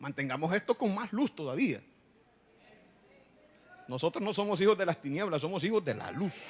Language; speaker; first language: Spanish; native; Spanish